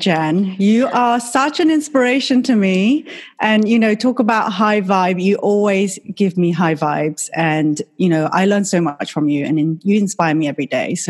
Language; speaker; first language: English; non-native, fluent; Chinese